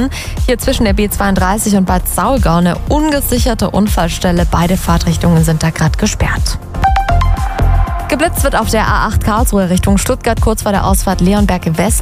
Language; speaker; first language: German; native; German